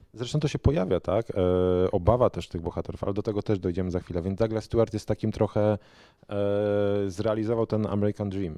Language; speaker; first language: Polish; native; Polish